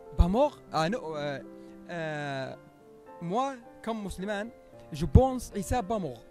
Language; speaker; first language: French; non-native, learner; Arabic